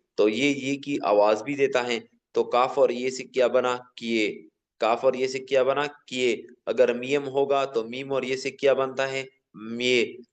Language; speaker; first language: Urdu; non-native, local second language; Pashto